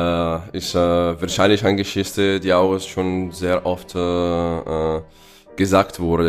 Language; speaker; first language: German; non-native, fluent; Italian